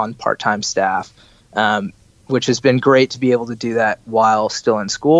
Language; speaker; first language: English; native; English